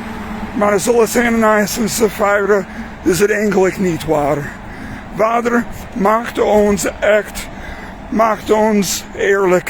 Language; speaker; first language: Dutch; non-native, fluent; English